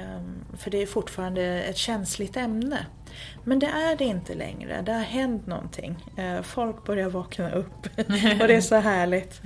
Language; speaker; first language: Swedish; native; Swedish